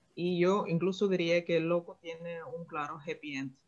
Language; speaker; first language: Spanish; non-native, fluent; Russian